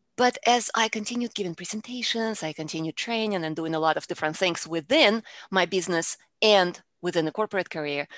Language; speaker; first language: English; non-native, fluent; Russian